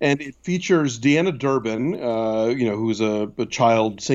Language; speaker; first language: English; native; English